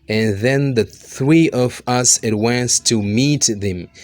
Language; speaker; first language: English; non-native, local second language; Urdu